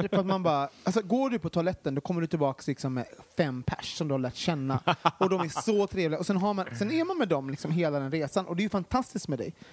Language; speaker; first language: Swedish; native; Swedish